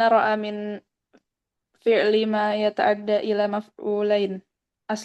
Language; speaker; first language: Arabic; non-native, learner; Indonesian